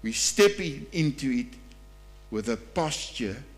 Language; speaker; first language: English; non-native, local second language; Afrikaans